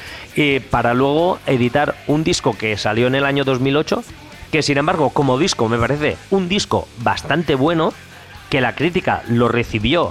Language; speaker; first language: Spanish; native; Spanish